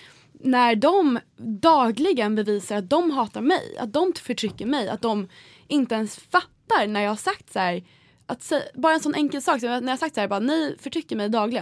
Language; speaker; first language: Swedish; native; Swedish